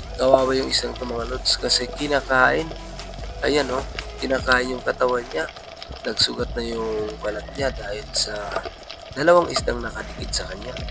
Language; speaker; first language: Filipino; non-native, local second language; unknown